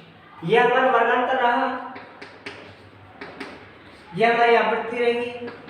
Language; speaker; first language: Hindi; native; Hindi